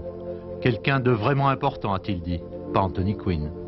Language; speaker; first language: French; native; French